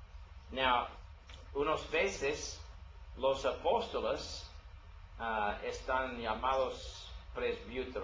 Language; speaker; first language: Spanish; non-native, learner; English